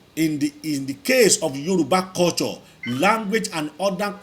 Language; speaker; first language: English; non-native, local second language; Yoruba